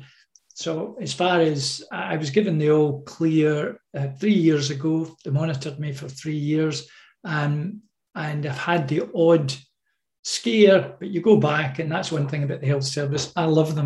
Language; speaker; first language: English; native; English